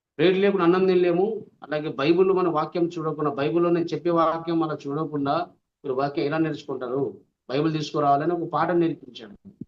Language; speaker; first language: Telugu; non-native, local second language; Lambadi